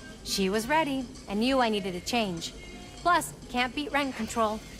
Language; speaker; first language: English; early bilingual, other home language; Spanish